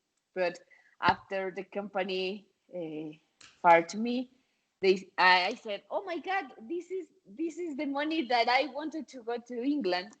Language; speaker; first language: English; non-native, fluent; Spanish